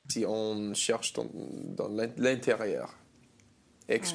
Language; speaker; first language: French; non-native, learner; English